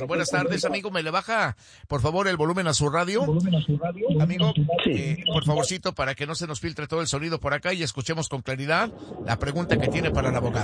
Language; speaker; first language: Spanish; native; Spanish